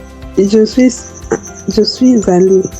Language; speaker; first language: French; non-native, learner; English